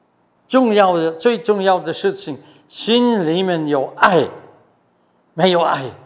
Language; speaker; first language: Chinese; non-native, fluent; German